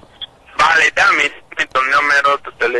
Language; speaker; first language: Spanish; non-native, learner; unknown